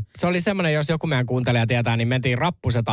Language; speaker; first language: Finnish; native; Finnish